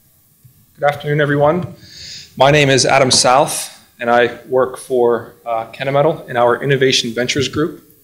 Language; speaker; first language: English; native; English